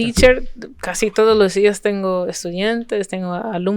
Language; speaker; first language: Spanish; non-native, fluent; French